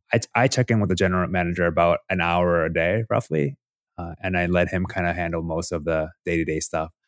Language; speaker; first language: English; early bilingual, other home language; Korean